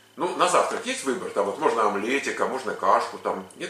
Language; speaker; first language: Russian; native; Russian